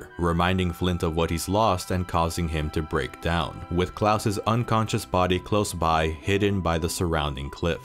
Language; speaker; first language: English; native; English